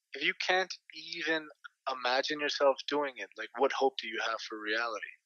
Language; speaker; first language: English; native; English